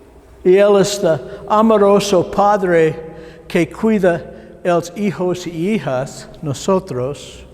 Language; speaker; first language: Spanish; non-native, learner; English